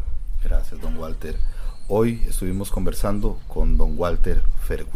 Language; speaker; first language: Spanish; native; Spanish